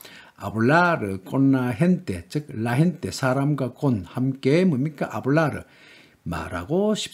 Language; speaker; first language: Spanish; non-native, learner; Korean